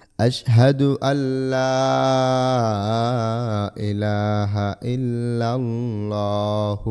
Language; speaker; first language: Arabic; non-native, learner; Bangla